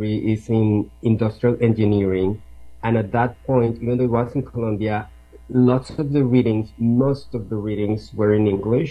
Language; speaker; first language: English; non-native, fluent; Spanish